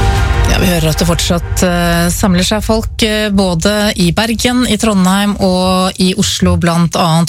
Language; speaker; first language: Norwegian; native; Norwegian